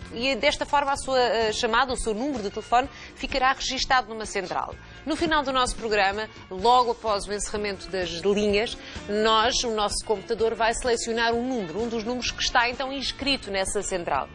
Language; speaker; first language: Portuguese; native; Portuguese